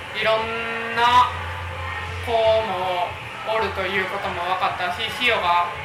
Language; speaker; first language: Japanese; native; Japanese